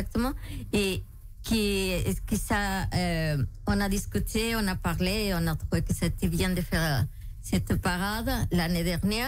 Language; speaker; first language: French; non-native, local second language; Spanish